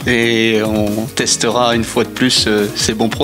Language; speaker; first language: French; native; French